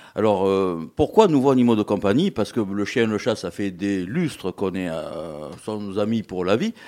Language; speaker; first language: French; native; French